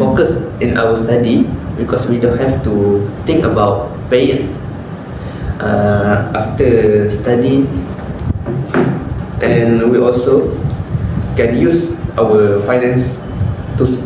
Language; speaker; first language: English; non-native, learner; Malay